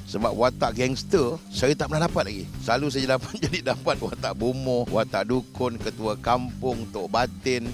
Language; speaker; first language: Malay; native; Malay